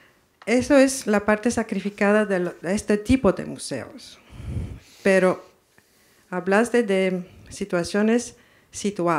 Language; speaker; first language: Spanish; non-native, fluent; French